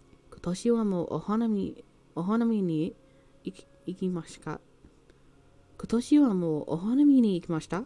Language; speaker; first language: Japanese; non-native, learner; English